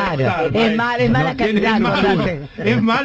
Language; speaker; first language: Spanish; native; Spanish